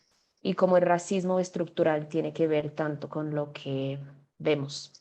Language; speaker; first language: Spanish; non-native, fluent; English